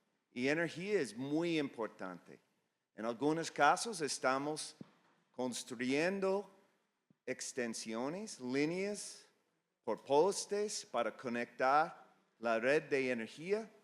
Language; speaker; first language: Spanish; non-native, fluent; English